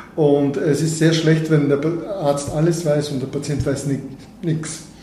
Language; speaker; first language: German; non-native, fluent; Bulgarian